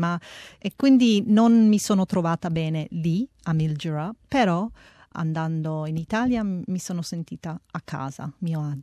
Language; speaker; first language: Italian; early bilingual, heritage; Italian